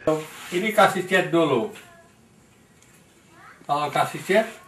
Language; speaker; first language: Indonesian; non-native, learner; Dutch